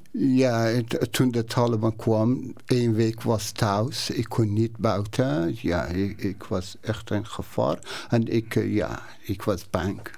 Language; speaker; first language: Dutch; non-native, learner; Persian